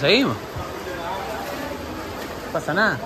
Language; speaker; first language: Spanish; native; Spanish